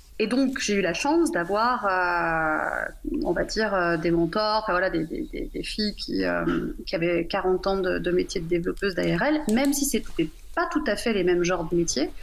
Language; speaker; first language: French; native; French